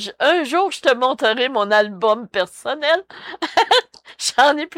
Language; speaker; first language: French; native; French